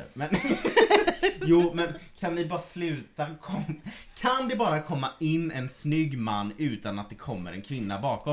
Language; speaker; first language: Swedish; native; Swedish